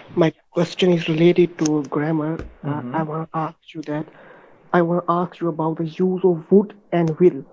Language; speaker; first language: English; non-native, local second language; Urdu